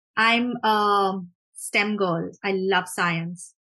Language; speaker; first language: English; non-native, local second language; Hindi